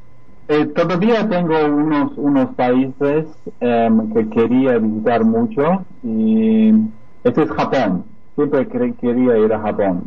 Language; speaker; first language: Spanish; non-native, fluent; Polish